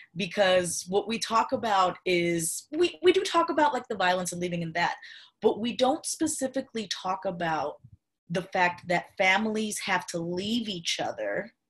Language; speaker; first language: English; early bilingual, other home language; Spanish